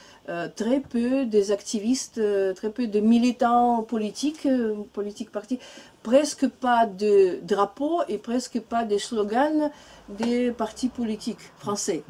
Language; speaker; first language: French; non-native, learner; Russian